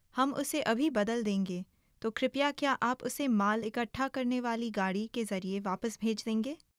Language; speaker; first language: Hindi; native; Hindi